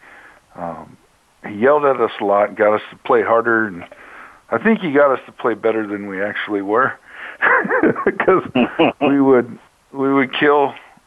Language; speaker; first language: English; native; English